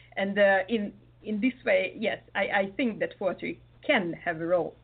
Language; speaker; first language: English; non-native, fluent; Hungarian